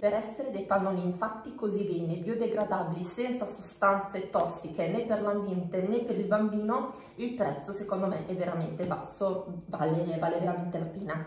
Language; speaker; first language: Italian; native; Italian